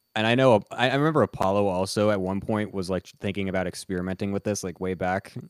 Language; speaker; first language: English; native; English